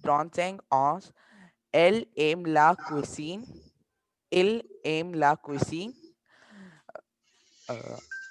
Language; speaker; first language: French; non-native, learner; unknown